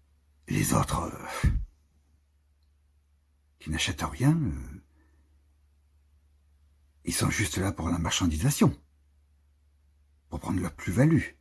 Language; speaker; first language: French; native; French